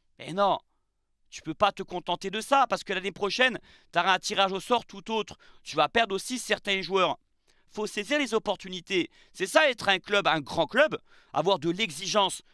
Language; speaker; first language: French; native; French